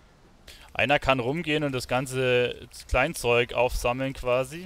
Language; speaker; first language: German; native; German